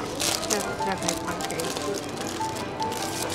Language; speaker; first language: English; non-native, learner; Japanese